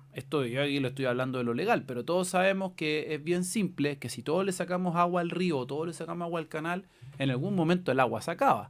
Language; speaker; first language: Spanish; native; Spanish